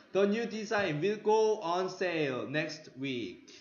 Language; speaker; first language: English; non-native, fluent; Korean